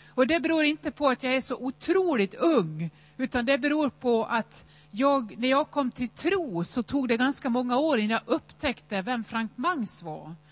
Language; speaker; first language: Swedish; native; Swedish